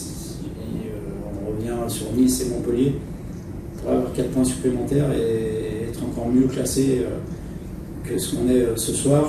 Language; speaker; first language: French; native; French